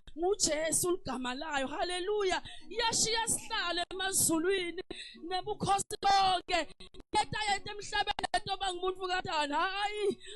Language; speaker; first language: Zulu; non-native, local second language; Swati